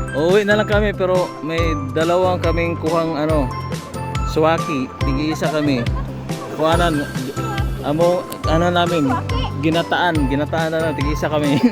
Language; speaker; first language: Filipino; non-native, local second language; Cebuano